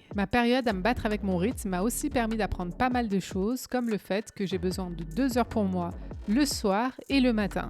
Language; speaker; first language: French; native; French